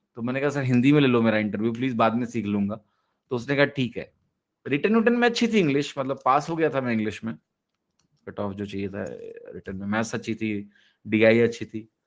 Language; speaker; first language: Hindi; native; Hindi